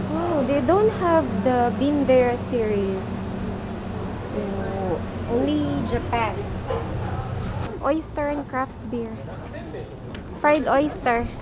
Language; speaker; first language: English; non-native, local second language; Filipino